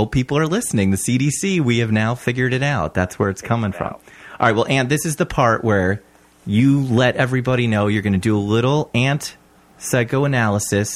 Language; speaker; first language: English; native; English